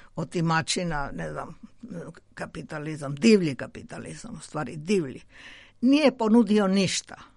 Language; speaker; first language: Croatian; non-native, fluent; Georgian